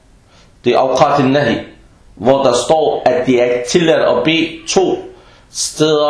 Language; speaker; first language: Danish; early bilingual, other home language; Arabic